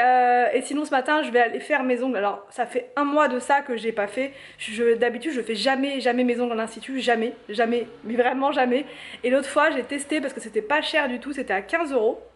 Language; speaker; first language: French; native; French